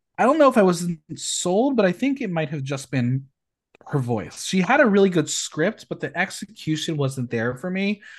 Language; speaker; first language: English; native; English